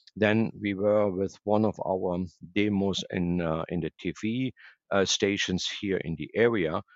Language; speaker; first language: English; non-native, fluent; German